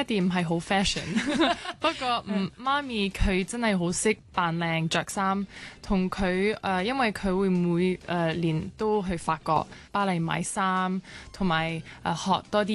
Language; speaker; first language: Cantonese; early bilingual, other home language; French